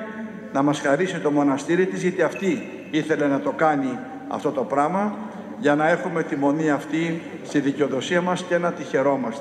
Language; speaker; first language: Greek; native; Greek